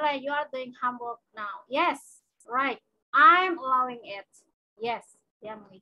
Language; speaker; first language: English; non-native, fluent; Indonesian